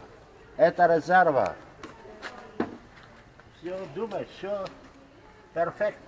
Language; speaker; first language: Russian; non-native, learner; German